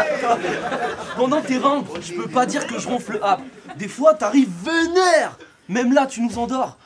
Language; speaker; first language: French; native; French